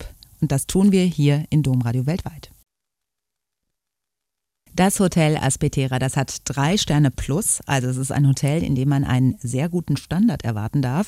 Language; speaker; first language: German; native; German